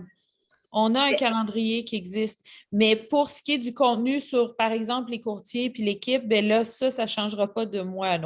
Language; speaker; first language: French; native; French